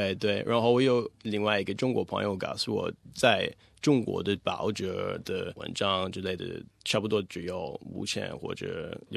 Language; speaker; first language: Chinese; non-native, fluent; English